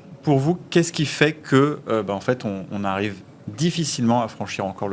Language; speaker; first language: French; native; French